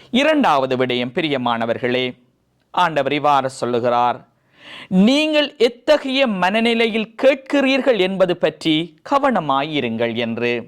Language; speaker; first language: Tamil; native; Tamil